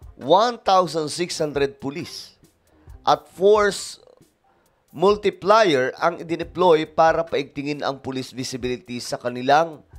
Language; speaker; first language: Filipino; native; Filipino